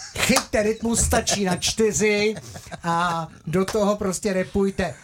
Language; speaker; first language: Czech; native; Czech